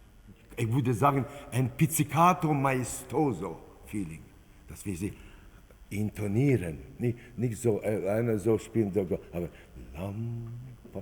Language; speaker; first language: German; non-native, fluent; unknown